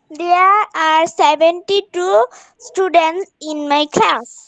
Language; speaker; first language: English; non-native, learner; Bangla